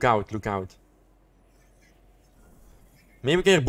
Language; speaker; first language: English; non-native, learner; Dutch